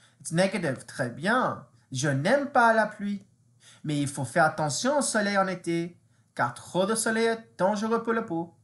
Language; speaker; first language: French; non-native, fluent; English